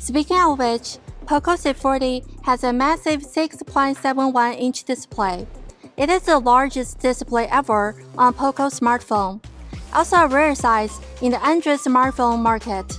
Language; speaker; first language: English; non-native, fluent; Chinese